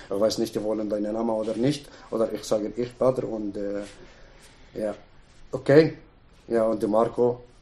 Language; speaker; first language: German; non-native, learner; Arabic